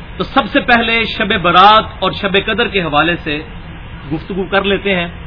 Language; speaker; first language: Urdu; non-native, local second language; Punjabi